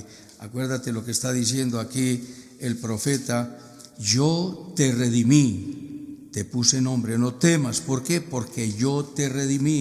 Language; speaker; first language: Spanish; native; Spanish